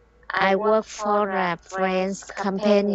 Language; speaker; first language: English; non-native, learner; Vietnamese